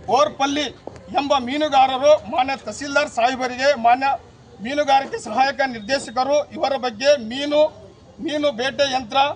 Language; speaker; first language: Kannada; native; Kannada